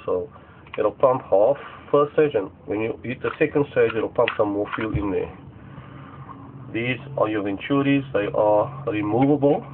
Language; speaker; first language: English; native; English